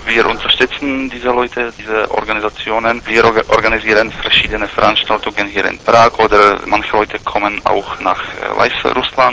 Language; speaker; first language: German; non-native, fluent; Czech